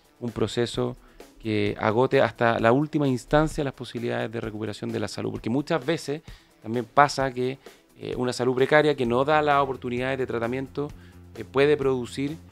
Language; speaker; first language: Spanish; native; Spanish